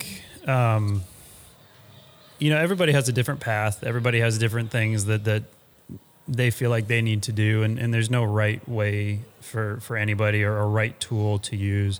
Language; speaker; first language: English; native; English